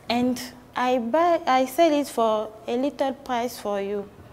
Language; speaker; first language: English; non-native, learner; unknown